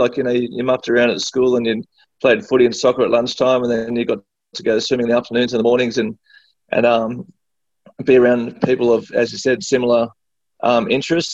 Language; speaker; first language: English; native; English